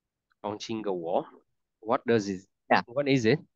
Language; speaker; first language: English; non-native, fluent; Vietnamese